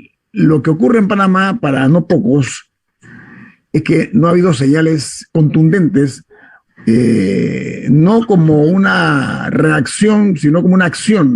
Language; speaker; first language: Spanish; native; Spanish